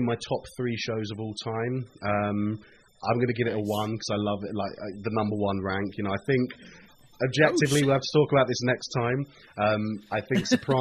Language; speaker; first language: English; native; English